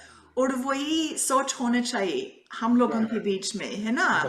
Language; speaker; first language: Hindi; non-native, fluent; English